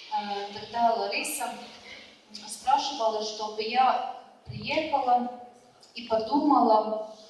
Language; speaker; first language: Russian; non-native, fluent; Latvian